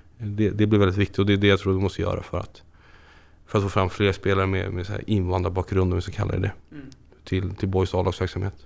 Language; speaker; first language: Swedish; native; Swedish